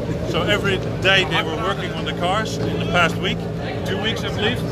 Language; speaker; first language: English; non-native, fluent; Dutch